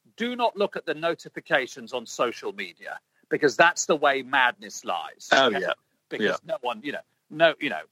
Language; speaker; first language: English; native; English